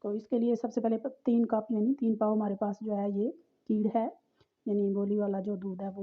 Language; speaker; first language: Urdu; non-native, local second language; Pahari-Potwari